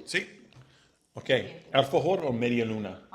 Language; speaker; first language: Spanish; non-native, learner; English